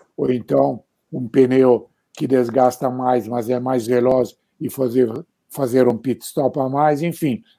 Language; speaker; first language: Portuguese; non-native, fluent; Italian